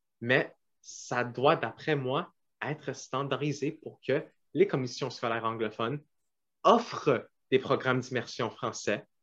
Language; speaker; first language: French; non-native, local second language; English